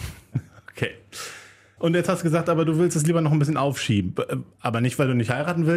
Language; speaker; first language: German; native; German